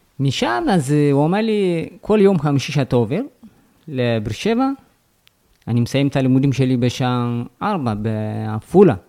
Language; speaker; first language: Hebrew; non-native, fluent; Amharic